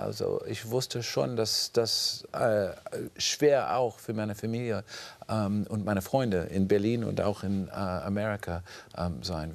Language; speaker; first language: German; non-native, fluent; English